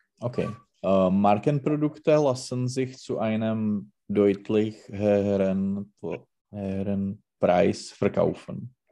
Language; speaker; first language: German; non-native, learner; Czech